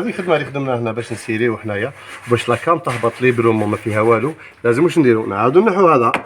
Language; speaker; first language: Arabic; native; Arabic